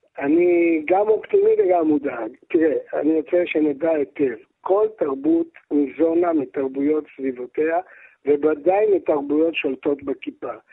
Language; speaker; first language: Hebrew; early bilingual, other home language; Arabic